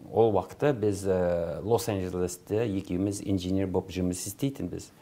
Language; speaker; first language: Kazakh; non-native, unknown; English